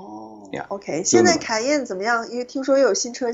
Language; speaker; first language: Chinese; native; Chinese